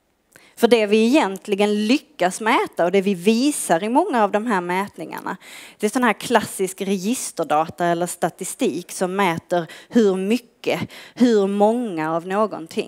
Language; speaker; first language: Swedish; native; Swedish